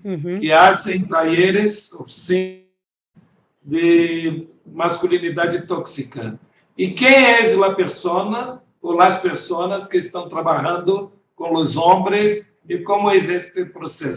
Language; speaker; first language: Spanish; non-native, learner; Portuguese